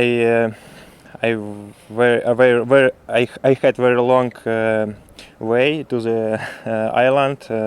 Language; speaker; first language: English; non-native, learner; Russian